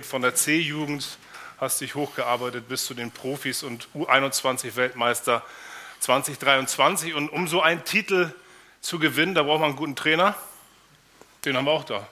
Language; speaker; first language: German; native; German